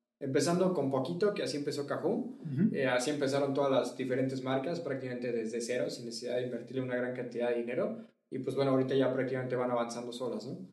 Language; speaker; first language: Spanish; native; Spanish